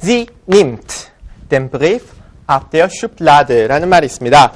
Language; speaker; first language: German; non-native, fluent; Korean